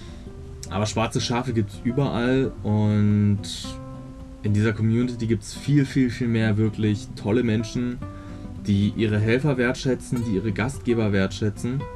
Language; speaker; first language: German; native; German